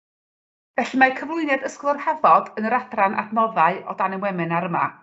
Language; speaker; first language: Welsh; native; Welsh